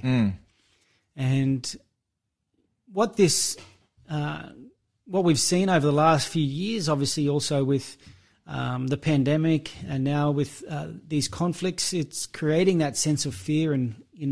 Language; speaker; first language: English; native; English